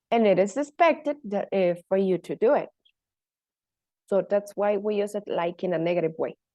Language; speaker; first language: English; non-native, fluent; Spanish